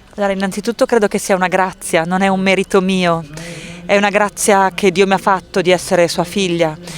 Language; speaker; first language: Italian; native; Italian